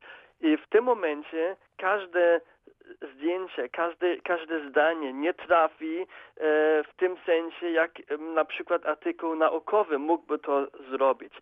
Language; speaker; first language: Polish; non-native, fluent; German